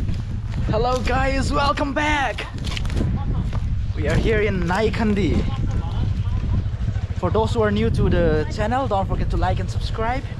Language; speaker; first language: English; non-native, fluent; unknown